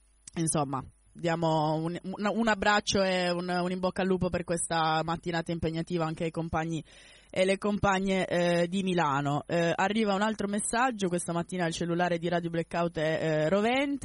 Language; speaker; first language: Italian; native; Italian